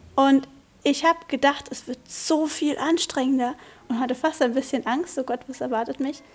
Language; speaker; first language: German; native; German